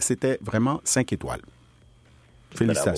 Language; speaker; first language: French; non-native, fluent; Spanish